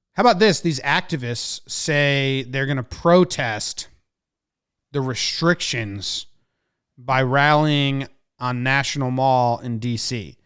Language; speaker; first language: English; native; English